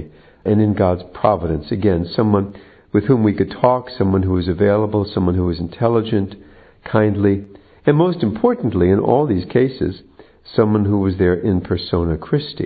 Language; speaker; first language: English; native; English